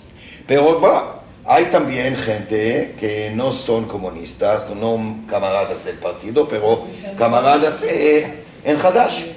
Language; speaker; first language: Spanish; non-native, fluent; Hebrew